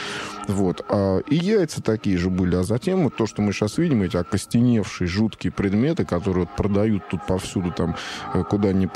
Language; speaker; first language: Russian; native; Russian